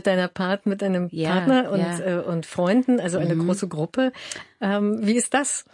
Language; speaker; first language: German; native; German